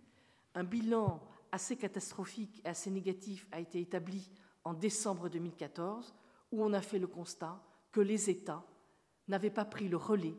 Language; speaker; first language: French; native; French